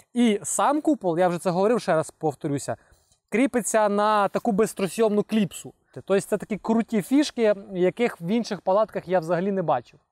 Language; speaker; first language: Ukrainian; non-native, local second language; Russian